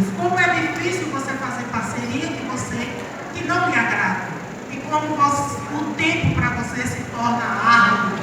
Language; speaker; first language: Portuguese; native; Portuguese